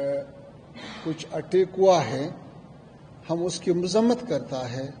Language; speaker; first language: Hindi; non-native, fluent; Pashto